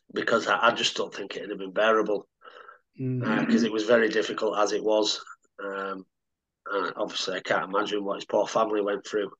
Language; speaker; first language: English; native; English